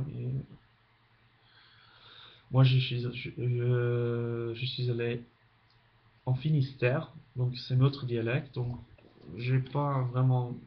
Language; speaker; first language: French; non-native, fluent; Dutch